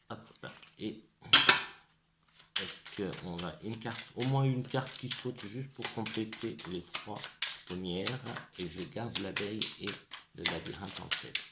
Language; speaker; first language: French; native; French